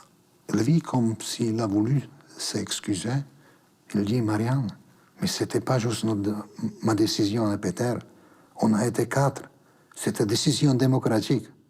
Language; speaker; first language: French; non-native, fluent; Slovak